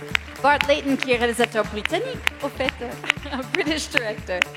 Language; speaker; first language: French; native; French